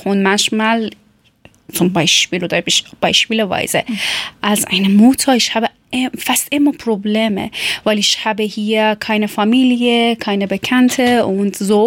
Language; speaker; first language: German; non-native, learner; Persian